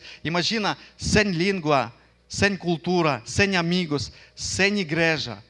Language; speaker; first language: Portuguese; non-native, fluent; Ukrainian